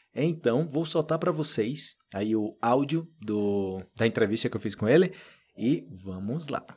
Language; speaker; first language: Portuguese; native; Portuguese